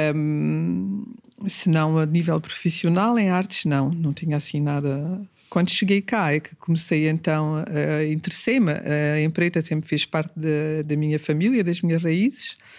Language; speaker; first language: Portuguese; early bilingual, heritage; Portuguese